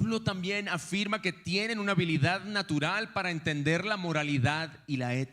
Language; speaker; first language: Spanish; native; Spanish